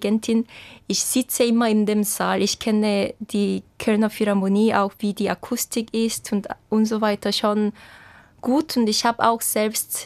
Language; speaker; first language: German; non-native, fluent; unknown